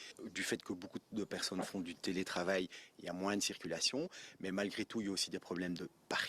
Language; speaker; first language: French; native; French